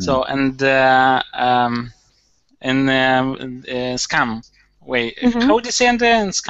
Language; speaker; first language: English; non-native, learner; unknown